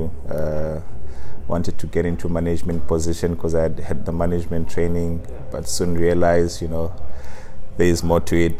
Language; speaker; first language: English; non-native, local second language; Shona